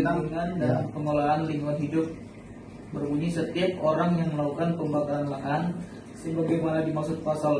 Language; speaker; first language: Indonesian; native; Indonesian